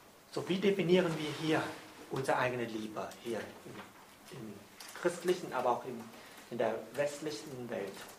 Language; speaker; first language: German; non-native, fluent; Vietnamese